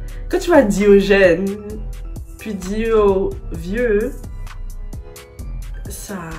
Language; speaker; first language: French; native; French